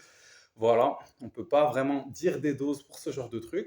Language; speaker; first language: French; native; French